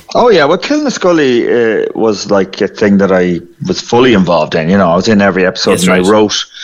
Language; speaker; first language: English; native; English